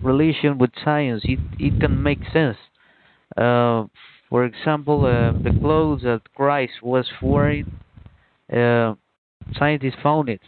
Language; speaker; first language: English; non-native, fluent; Spanish